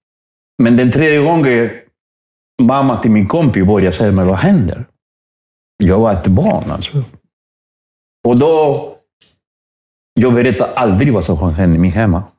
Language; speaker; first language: Swedish; non-native, fluent; Spanish